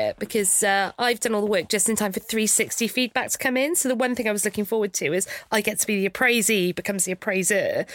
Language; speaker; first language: English; native; English